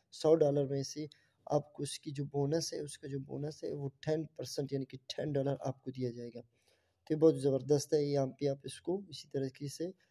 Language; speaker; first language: Urdu; non-native, local second language; Baluchi